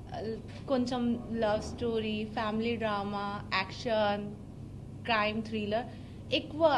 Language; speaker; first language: Telugu; non-native, learner; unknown